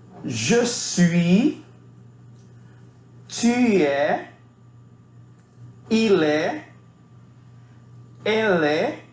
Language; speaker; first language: French; non-native, fluent; Spanish